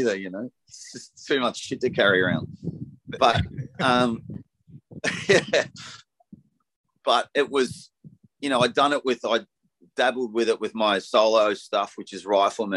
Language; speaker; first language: English; native; English